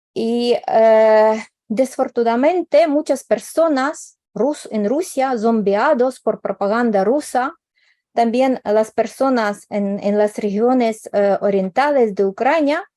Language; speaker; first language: Spanish; non-native, fluent; Ukrainian